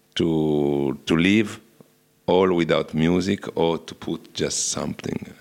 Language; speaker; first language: English; non-native, fluent; Italian